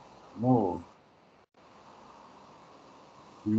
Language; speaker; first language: French; non-native, learner; English